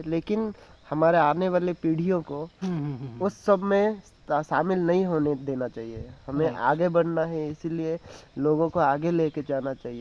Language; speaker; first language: Hindi; non-native, local second language; Odia